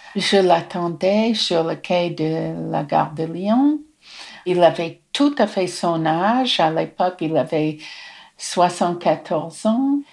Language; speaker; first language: French; non-native, fluent; English